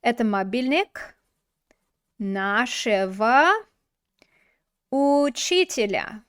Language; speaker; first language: Russian; non-native, fluent; English